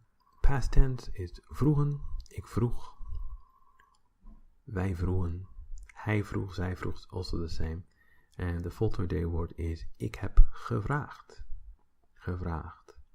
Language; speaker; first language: Dutch; non-native, fluent; English